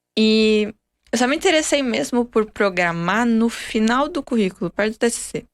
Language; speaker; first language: Portuguese; native; Portuguese